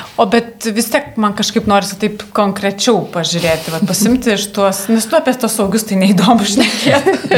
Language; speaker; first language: Lithuanian; native; Lithuanian